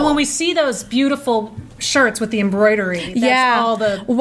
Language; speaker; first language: English; native; English